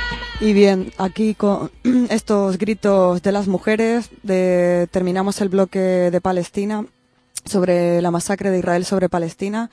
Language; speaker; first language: Spanish; native; Spanish